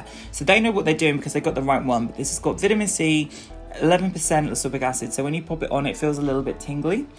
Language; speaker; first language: English; native; English